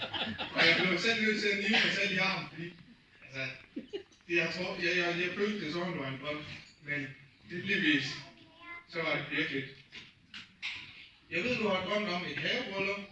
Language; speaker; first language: Danish; early bilingual, other home language; Vietnamese